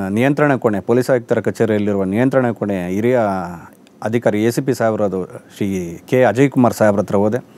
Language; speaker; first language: Kannada; native; Kannada